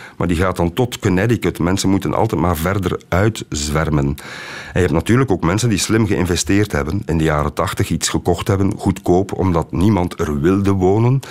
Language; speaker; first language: Dutch; native; Dutch